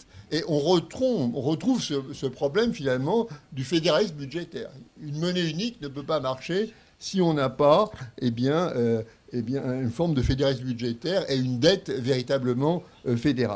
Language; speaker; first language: French; native; French